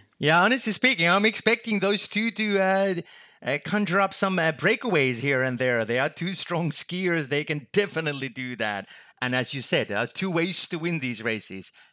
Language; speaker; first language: English; non-native, fluent; Finnish